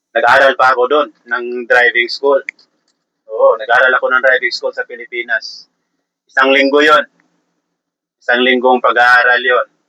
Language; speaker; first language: Filipino; non-native, local second language; Cebuano